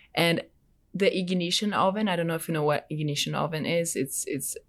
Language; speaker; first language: English; non-native, fluent; Portuguese